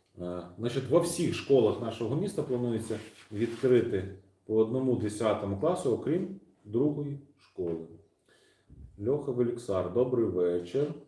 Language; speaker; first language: Ukrainian; non-native, local second language; Russian